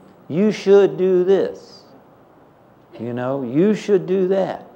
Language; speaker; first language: English; native; English